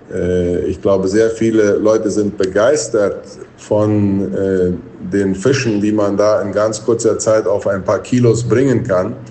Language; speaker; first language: German; non-native, local second language; Plautdietsch